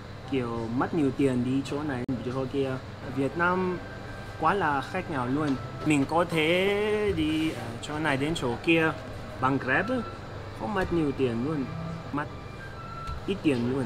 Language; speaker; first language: Vietnamese; non-native, fluent; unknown